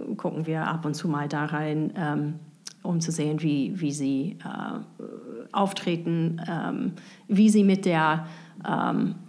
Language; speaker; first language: German; non-native, fluent; English